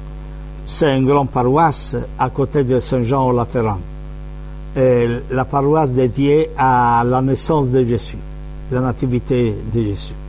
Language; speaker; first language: French; non-native, fluent; Italian